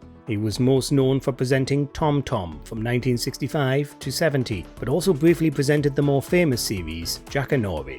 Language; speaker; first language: English; native; English